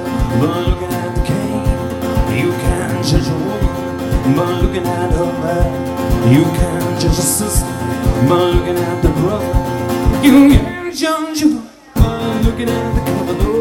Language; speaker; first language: English; native; English